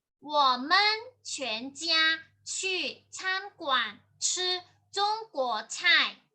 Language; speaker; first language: Chinese; non-native, fluent; Thai